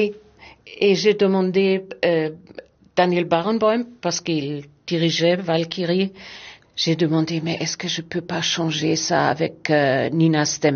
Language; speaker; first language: French; non-native, fluent; German